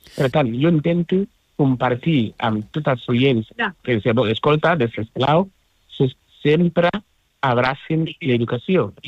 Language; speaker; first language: Catalan; non-native, fluent; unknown